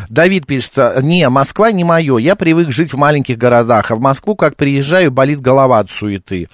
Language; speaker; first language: Russian; native; Russian